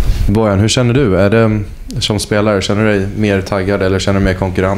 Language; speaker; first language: Swedish; native; Swedish